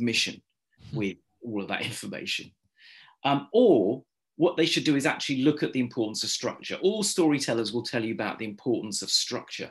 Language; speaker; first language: English; native; English